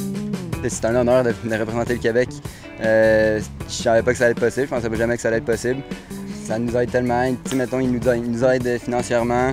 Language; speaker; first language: French; native; French